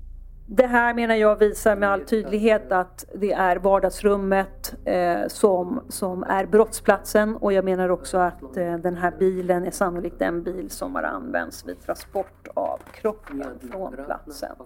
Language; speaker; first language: Swedish; native; Swedish